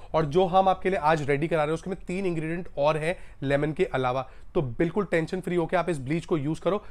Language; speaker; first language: Hindi; native; Hindi